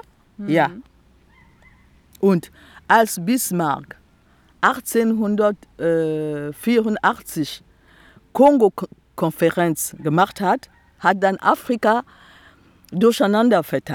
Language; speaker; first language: German; non-native, fluent; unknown